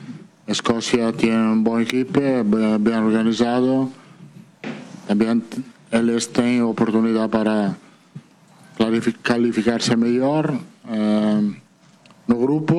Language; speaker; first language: Portuguese; non-native, fluent; Italian